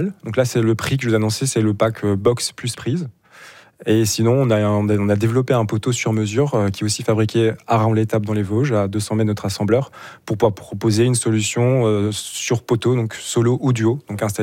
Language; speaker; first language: French; native; French